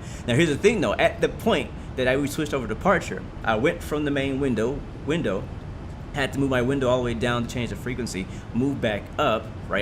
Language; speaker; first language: English; native; English